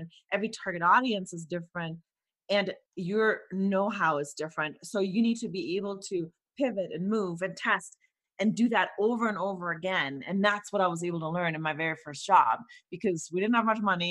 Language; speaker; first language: English; non-native, fluent; German